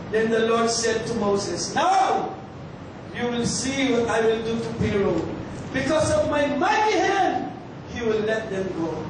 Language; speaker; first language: English; non-native, local second language; Filipino